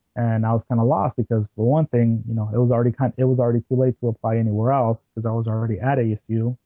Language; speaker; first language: English; early bilingual, other home language; Spanish